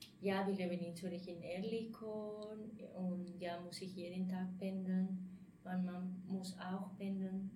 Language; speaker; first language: German; non-native, fluent; Spanish